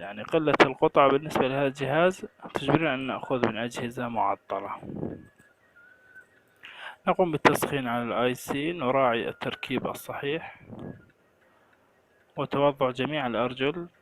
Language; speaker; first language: Arabic; native; Arabic